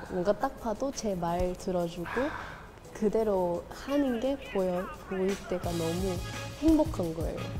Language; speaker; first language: Korean; non-native, fluent; Thai